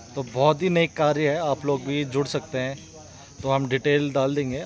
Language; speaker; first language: Hindi; native; Hindi